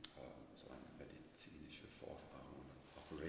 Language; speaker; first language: German; non-native, fluent; English